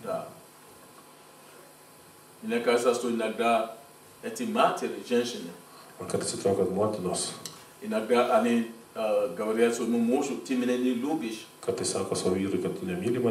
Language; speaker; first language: Russian; non-native, fluent; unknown